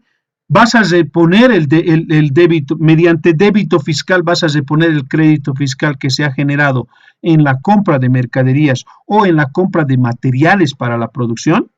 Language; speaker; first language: Spanish; native; Spanish